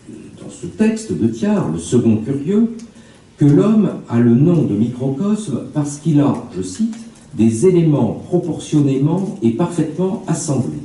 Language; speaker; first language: French; native; French